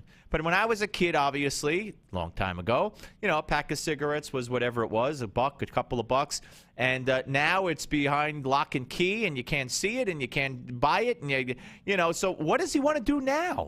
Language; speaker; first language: English; native; English